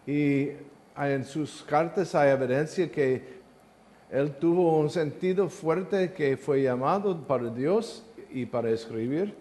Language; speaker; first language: Spanish; non-native, learner; English